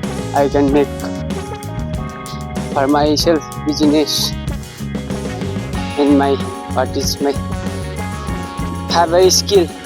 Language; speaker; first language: English; non-native, learner; Nepali